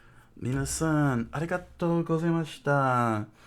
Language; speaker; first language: Japanese; non-native, learner; English